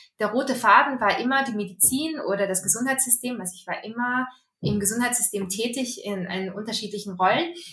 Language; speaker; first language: German; early bilingual, other home language; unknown